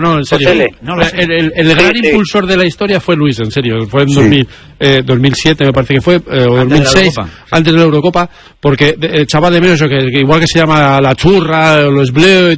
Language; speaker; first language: Spanish; native; Spanish